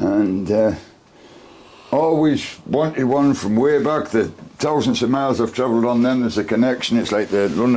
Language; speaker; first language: English; native; English